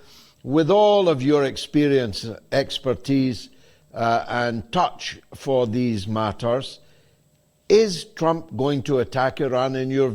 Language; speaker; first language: English; native; English